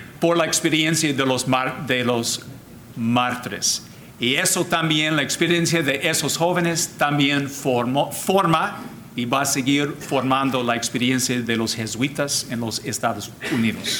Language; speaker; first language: Spanish; non-native, fluent; English